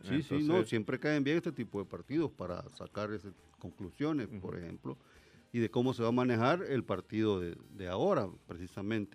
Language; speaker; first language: Spanish; native; Spanish